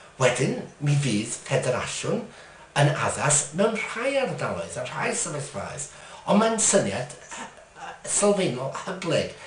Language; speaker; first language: Welsh; native; Welsh